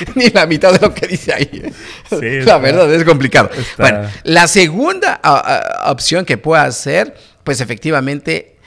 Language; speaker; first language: Spanish; native; Spanish